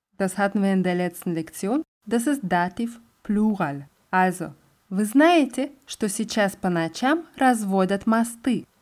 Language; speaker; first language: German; non-native, fluent; Russian